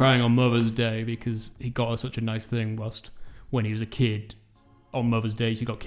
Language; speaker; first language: English; native; English